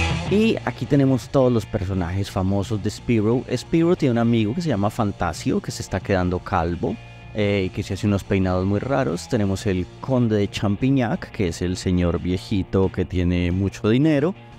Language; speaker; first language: Spanish; native; Spanish